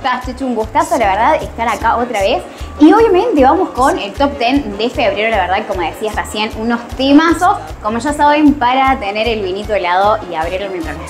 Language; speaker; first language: Spanish; native; Spanish